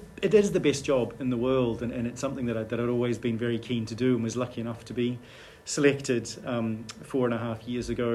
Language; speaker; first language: English; native; English